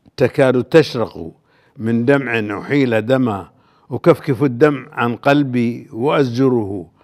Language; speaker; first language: Arabic; native; Arabic